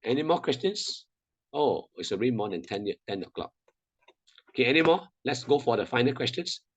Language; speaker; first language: English; non-native, local second language; Chinese